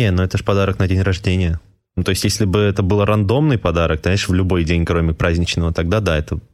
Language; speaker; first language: Russian; native; Russian